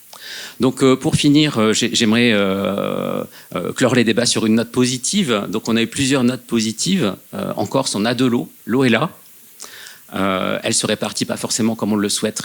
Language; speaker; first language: French; native; French